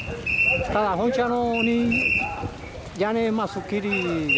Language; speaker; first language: Japanese; native; Japanese